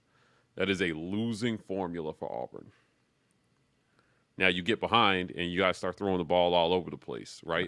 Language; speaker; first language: English; native; English